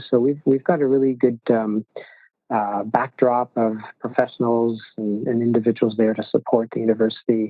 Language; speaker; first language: English; native; English